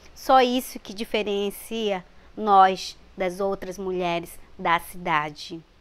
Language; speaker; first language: Portuguese; native; Portuguese